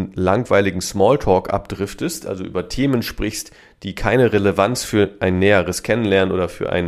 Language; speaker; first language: German; native; German